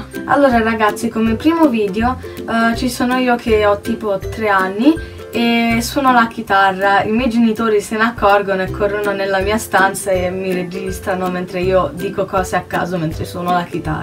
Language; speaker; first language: Italian; native; Italian